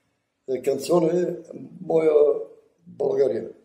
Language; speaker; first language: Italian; non-native, learner; Bulgarian